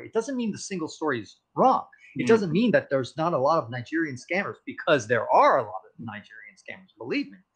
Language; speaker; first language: English; native; English